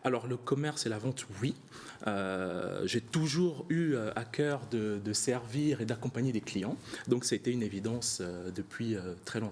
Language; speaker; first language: French; native; French